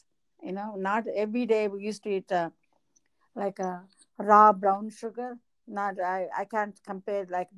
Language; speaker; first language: English; non-native, local second language; Telugu